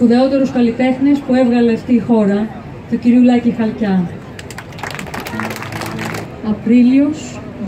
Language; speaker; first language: Greek; native; Greek